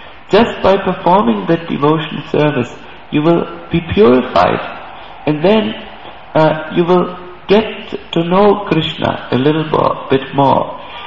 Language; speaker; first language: English; non-native, fluent; German